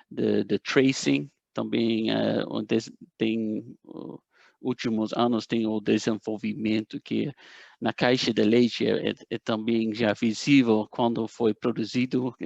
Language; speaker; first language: Portuguese; non-native, fluent; Dutch